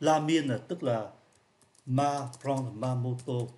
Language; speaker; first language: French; non-native, fluent; Vietnamese